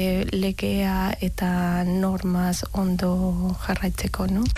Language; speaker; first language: Basque; non-native, learner; Spanish